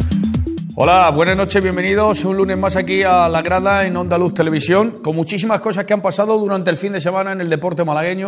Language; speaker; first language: Spanish; native; Spanish